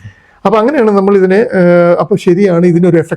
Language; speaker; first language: Malayalam; native; Malayalam